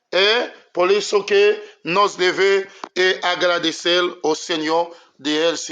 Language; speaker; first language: Portuguese; non-native, learner; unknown